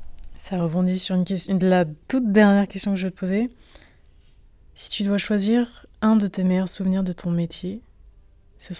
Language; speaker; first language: French; native; French